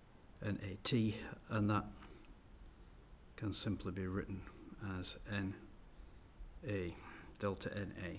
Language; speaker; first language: English; native; English